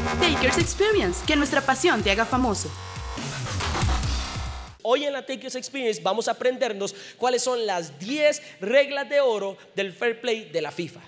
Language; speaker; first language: Spanish; native; Spanish